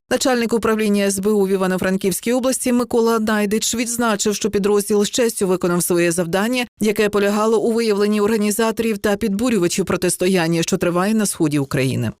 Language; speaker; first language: Ukrainian; native; Ukrainian